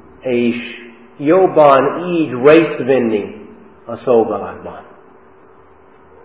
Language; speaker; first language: Hungarian; non-native, fluent; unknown